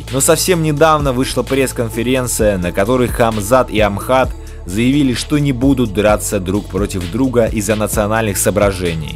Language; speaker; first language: Russian; native; Russian